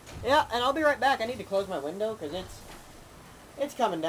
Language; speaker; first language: English; native; English